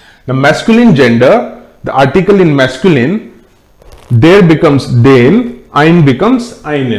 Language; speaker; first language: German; non-native, fluent; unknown